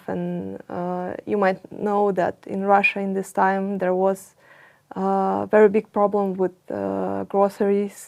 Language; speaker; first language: English; non-native, fluent; Russian